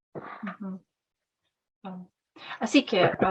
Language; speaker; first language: Spanish; non-native, learner; Russian